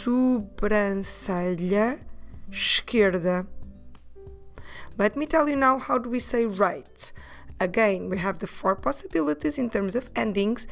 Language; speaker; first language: English; non-native, fluent; Portuguese